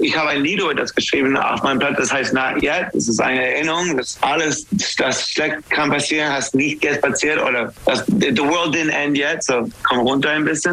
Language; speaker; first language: German; non-native, learner; English